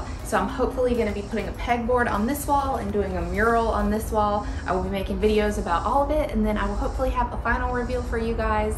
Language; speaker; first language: English; native; English